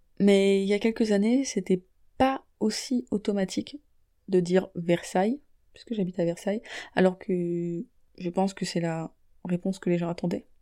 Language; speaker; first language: French; native; French